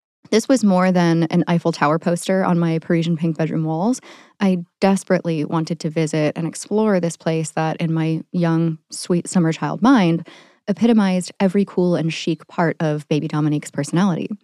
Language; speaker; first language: English; native; English